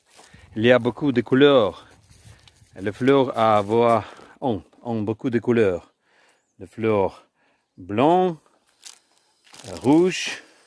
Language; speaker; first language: French; non-native, learner; Ukrainian